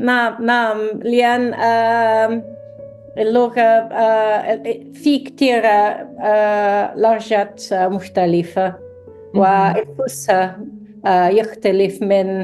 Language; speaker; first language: Arabic; non-native, learner; English